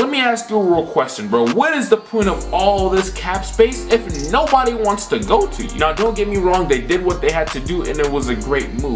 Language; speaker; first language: English; native; English